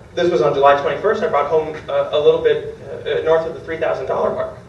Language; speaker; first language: English; native; English